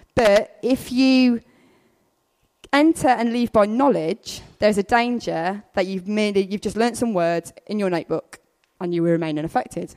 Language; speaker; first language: English; native; English